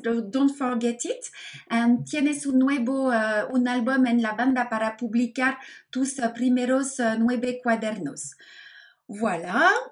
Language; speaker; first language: Spanish; non-native, learner; French